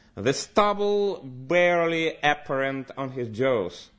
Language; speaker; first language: English; non-native, fluent; Russian